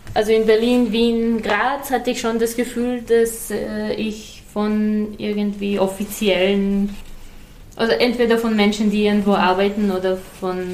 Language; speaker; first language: German; non-native, fluent; Serbian